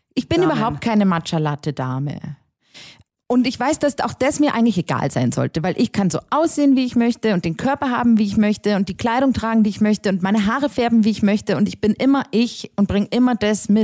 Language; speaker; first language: German; native; German